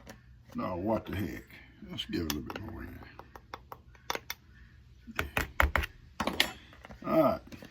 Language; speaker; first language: English; native; English